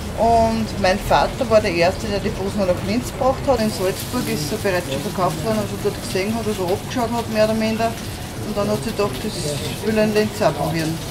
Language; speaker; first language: German; native; German